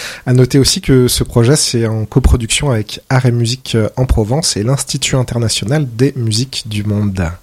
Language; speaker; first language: French; native; French